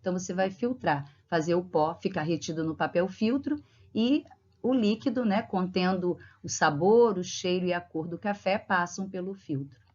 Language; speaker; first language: Portuguese; native; Portuguese